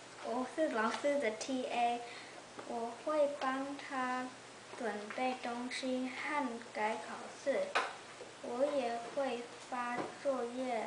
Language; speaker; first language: Chinese; early bilingual, heritage; Chinese